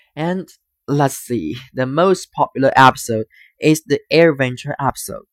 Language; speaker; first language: English; non-native, fluent; Chinese